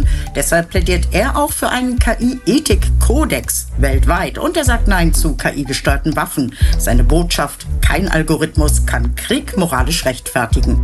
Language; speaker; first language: German; native; German